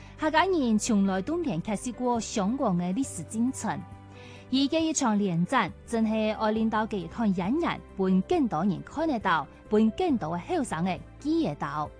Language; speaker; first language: Chinese; non-native, local second language; Cantonese